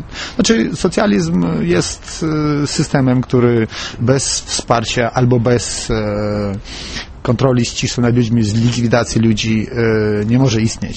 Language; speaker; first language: Polish; non-native, fluent; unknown